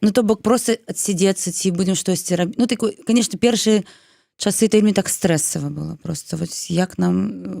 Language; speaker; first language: Belarusian; non-native, local second language; Russian